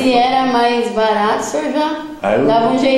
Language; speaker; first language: Portuguese; native; Portuguese